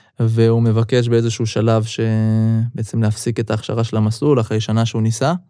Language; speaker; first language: Hebrew; early bilingual, other home language; Russian